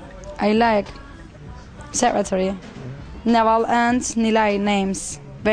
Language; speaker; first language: English; non-native, learner; Turkish